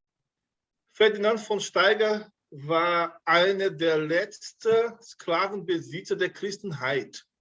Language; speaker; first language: German; non-native, fluent; Portuguese